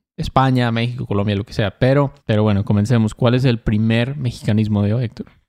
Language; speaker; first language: Spanish; native; Spanish